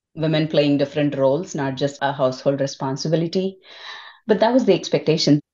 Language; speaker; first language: English; non-native, local second language; Telugu